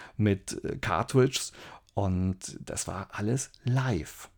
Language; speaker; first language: German; native; German